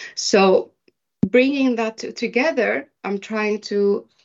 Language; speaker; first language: English; early bilingual, other home language; Arabic